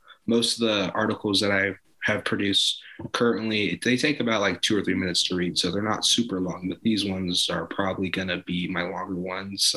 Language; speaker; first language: English; native; English